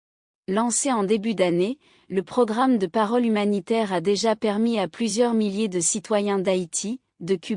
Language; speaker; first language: French; non-native, local second language; Haitian Creole